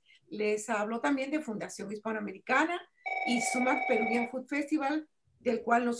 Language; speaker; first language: Spanish; native; Spanish